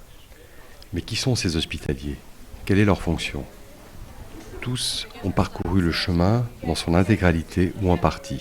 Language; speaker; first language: French; native; French